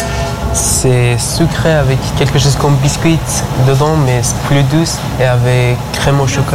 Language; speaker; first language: French; non-native, learner; Persian